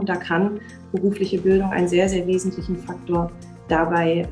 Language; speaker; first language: German; native; German